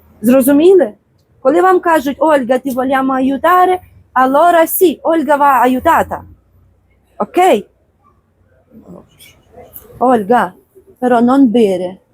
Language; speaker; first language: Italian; non-native, fluent; Ukrainian